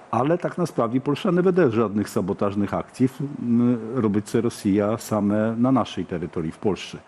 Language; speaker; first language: Polish; non-native, learner; Ukrainian